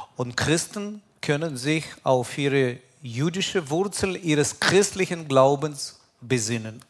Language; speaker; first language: German; non-native, fluent; Russian